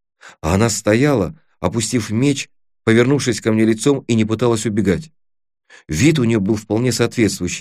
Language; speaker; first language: Russian; native; Russian